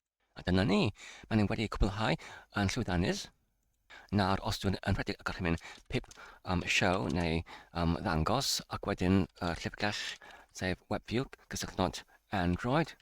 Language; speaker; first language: Welsh; non-native, fluent; English